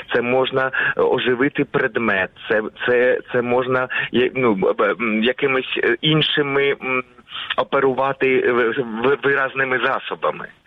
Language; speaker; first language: Ukrainian; non-native, local second language; Russian